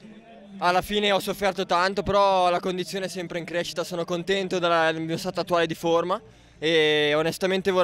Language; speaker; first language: Italian; native; Italian